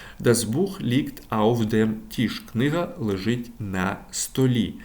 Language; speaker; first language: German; non-native, fluent; Ukrainian